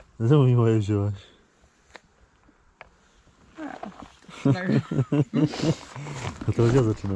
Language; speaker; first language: Polish; native; Polish